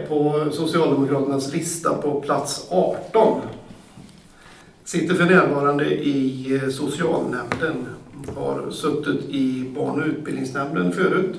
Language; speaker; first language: Swedish; native; Swedish